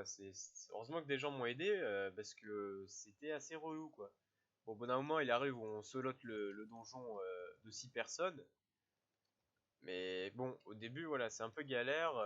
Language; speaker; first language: French; native; French